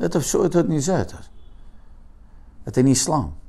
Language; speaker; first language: Russian; non-native, learner; Azerbaijani